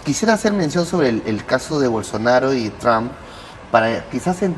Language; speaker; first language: Spanish; native; Spanish